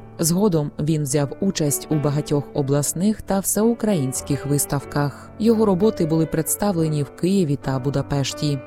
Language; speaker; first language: Ukrainian; non-native, local second language; Hungarian